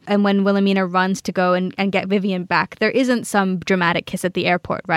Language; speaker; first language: English; native; English